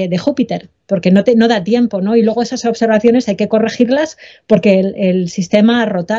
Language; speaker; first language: Spanish; native; Spanish